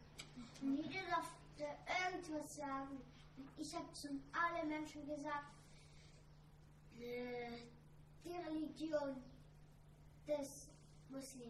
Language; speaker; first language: German; early bilingual, other home language; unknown